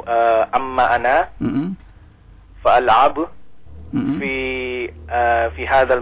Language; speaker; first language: Arabic; non-native, learner; Indonesian